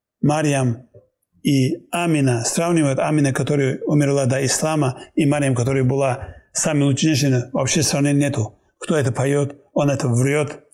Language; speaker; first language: Russian; non-native, local second language; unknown